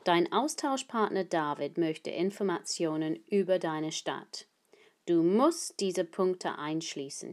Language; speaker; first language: German; non-native, fluent; English